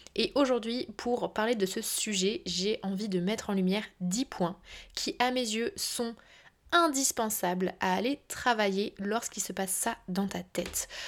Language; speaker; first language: French; native; French